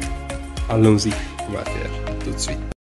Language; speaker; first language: French; non-native, fluent; Hungarian